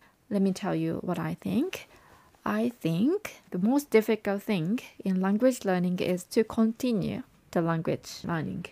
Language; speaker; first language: English; non-native, fluent; Japanese